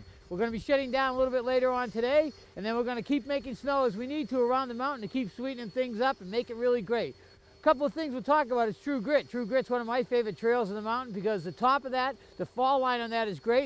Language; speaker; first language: English; native; English